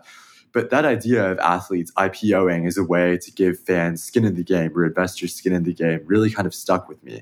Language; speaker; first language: English; native; English